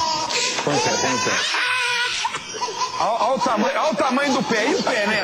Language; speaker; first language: Portuguese; native; Portuguese